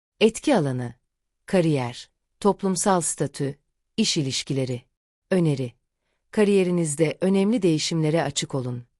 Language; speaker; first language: Turkish; native; Turkish